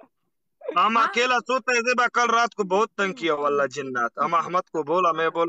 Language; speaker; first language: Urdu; non-native, local second language; Pashto